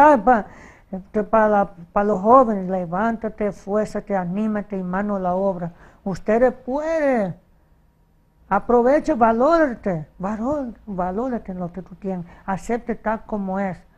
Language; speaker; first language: Spanish; early bilingual, heritage; Spanish